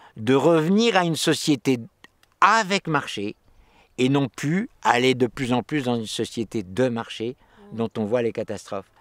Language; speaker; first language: French; native; French